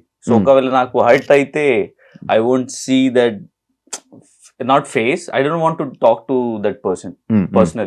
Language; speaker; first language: Telugu; non-native, learner; Hindi